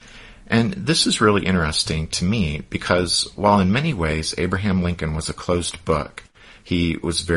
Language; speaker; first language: English; native; English